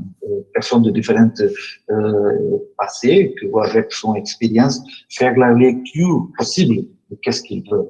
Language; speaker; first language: French; non-native, learner; Portuguese